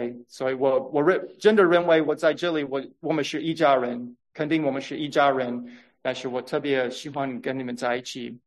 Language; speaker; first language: Chinese; non-native, fluent; English